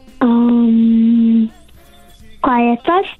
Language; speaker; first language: Spanish; early bilingual, other home language; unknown